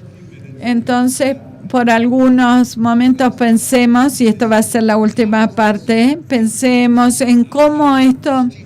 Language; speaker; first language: Spanish; non-native, fluent; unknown